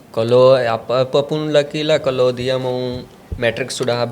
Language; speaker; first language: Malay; non-native, learner; Punjabi